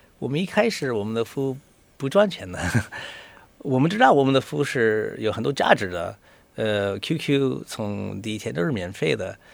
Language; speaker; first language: Chinese; non-native, fluent; English